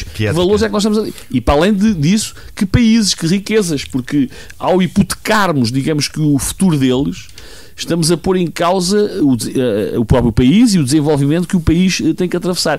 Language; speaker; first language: Portuguese; native; Portuguese